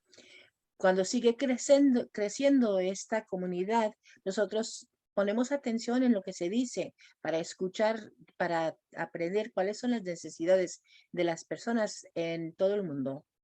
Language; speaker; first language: Spanish; non-native, fluent; English